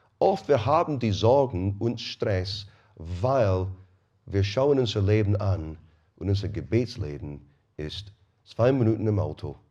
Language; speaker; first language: German; non-native, fluent; English